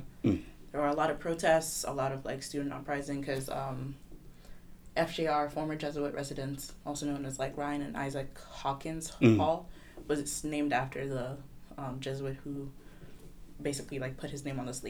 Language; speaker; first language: English; non-native, local second language; Kinyarwanda